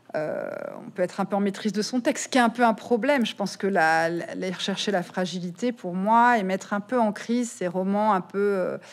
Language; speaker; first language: French; native; French